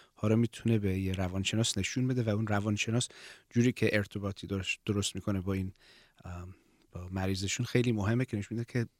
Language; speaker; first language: Persian; early bilingual, heritage; Persian